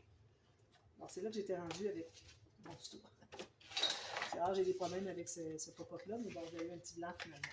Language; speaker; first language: French; native; French